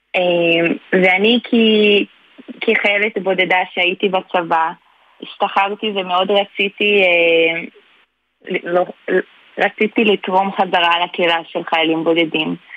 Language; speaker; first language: Hebrew; non-native, fluent; Portuguese